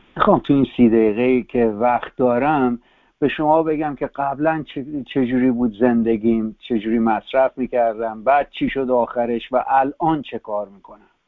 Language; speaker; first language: Persian; native; Persian